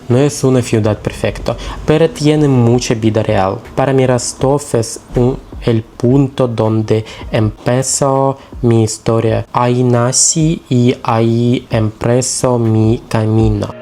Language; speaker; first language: Spanish; non-native, learner; Russian